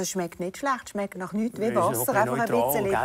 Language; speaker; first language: German; native; German